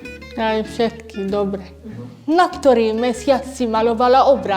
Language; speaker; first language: Slovak; non-native, local second language; Hungarian